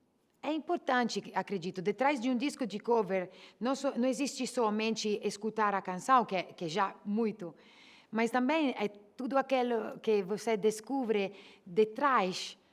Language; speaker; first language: Portuguese; non-native, learner; Italian